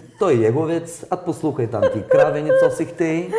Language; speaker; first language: Czech; non-native, learner; Bulgarian